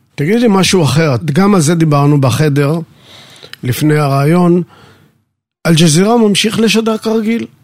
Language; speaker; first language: Hebrew; native; Hebrew